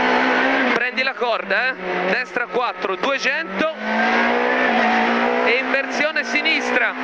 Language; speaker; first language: Italian; native; Italian